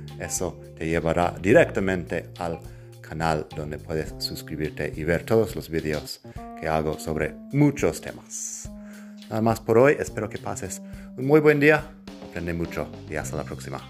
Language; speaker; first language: Spanish; non-native, fluent; English